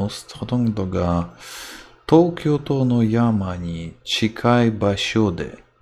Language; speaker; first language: Japanese; non-native, learner; English